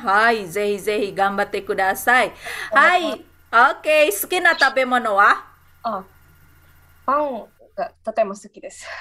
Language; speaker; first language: Japanese; non-native, fluent; Indonesian